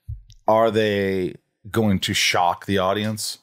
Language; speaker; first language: English; native; English